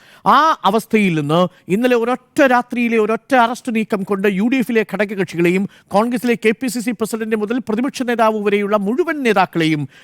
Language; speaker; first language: Malayalam; native; Malayalam